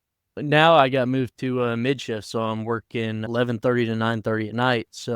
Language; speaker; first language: English; native; English